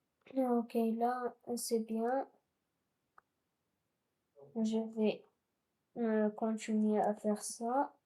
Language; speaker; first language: French; non-native, local second language; Arabic